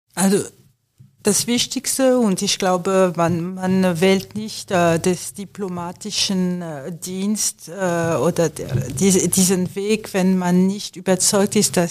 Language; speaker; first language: German; non-native, fluent; French